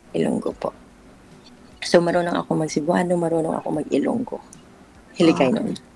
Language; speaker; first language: Filipino; non-native, local second language; Cebuano